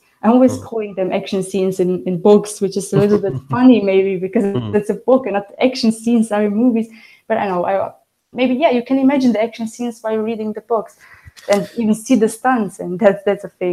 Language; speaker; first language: English; non-native, fluent; Romanian